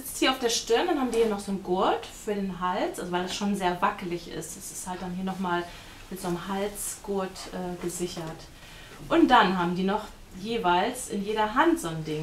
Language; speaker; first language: German; native; German